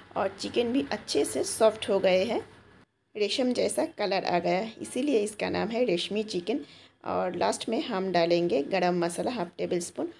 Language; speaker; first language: Hindi; non-native, local second language; Bangla